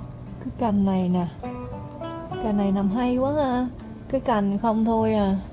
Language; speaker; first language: Vietnamese; native; Vietnamese